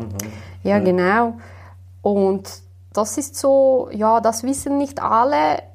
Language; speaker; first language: German; non-native, fluent; Slovenian